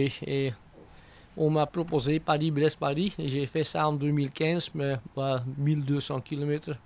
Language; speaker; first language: French; non-native, local second language; Dutch